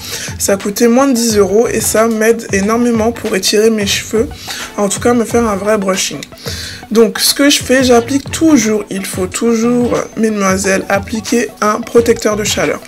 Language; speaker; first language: French; native; French